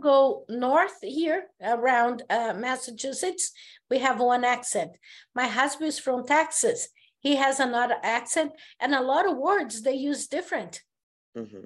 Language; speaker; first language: English; non-native, fluent; Portuguese